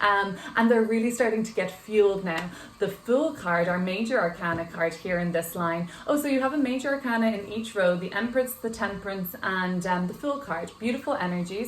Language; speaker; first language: English; native; English